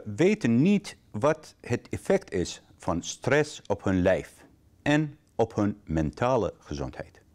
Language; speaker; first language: Dutch; non-native, fluent; Arabic